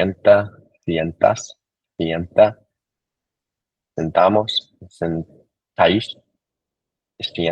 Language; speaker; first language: Spanish; non-native, learner; English